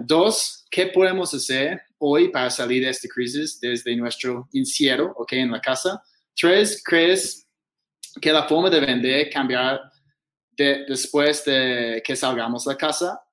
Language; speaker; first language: Spanish; non-native, fluent; English